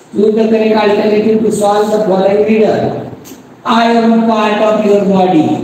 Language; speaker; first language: English; non-native, local second language; Marathi